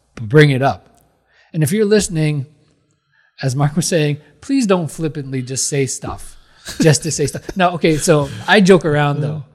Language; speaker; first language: English; early bilingual, other home language; Filipino